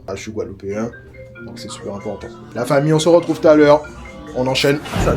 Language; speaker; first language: French; native; French